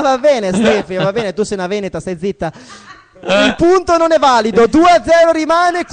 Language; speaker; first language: Italian; native; Italian